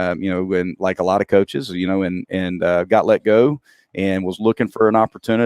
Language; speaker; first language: English; native; English